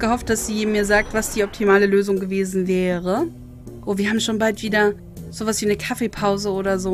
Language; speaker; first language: German; native; German